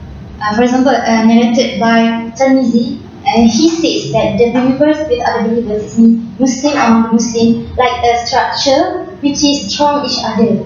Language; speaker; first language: English; non-native, learner; Malay